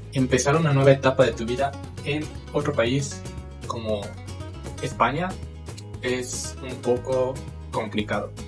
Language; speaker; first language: Spanish; native; Spanish